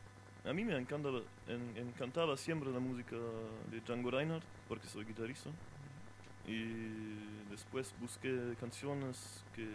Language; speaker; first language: Spanish; non-native, fluent; French